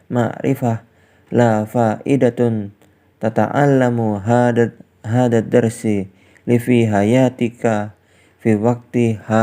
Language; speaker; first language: Arabic; non-native, learner; Indonesian